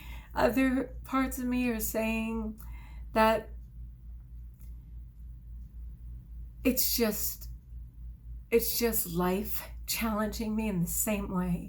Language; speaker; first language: English; native; English